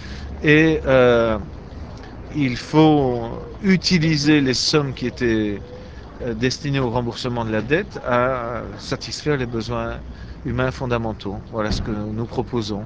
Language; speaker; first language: French; native; French